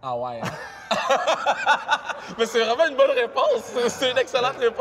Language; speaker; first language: French; native; French